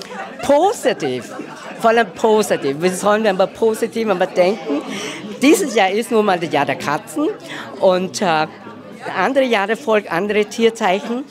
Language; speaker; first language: German; non-native, fluent; Vietnamese